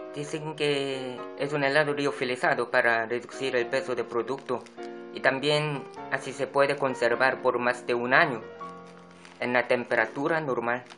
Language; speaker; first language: Spanish; non-native, fluent; Korean